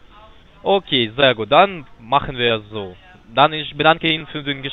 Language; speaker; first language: German; non-native, learner; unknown